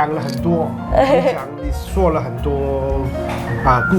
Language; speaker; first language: Chinese; non-native, fluent; Cantonese